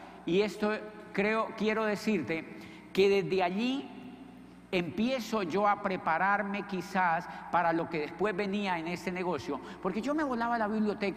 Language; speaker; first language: Spanish; native; Spanish